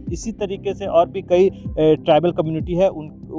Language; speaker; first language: Hindi; native; Hindi